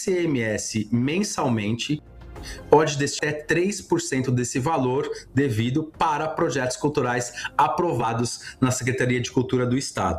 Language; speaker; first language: Portuguese; native; Portuguese